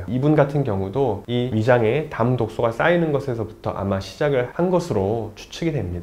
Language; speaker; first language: Korean; native; Korean